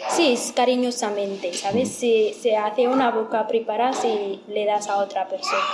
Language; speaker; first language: Spanish; non-native, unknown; Amharic